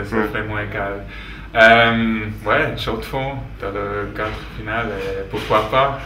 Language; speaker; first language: French; non-native, local second language; German